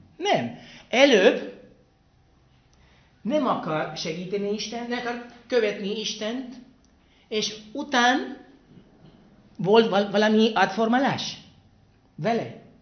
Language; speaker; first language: Hungarian; non-native, learner; Spanish